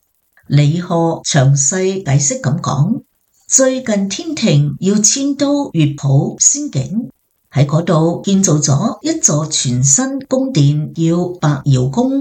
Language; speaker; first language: Chinese; native; Chinese